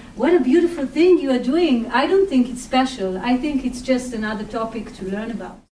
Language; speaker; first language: English; non-native, fluent; Hebrew